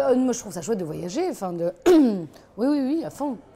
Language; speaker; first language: French; native; French